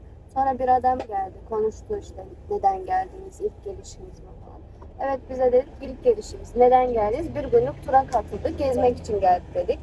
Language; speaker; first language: Turkish; non-native, fluent; Kyrgyz